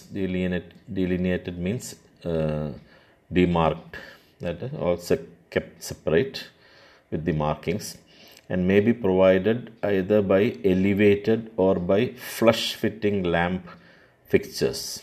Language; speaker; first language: English; non-native, local second language; Malayalam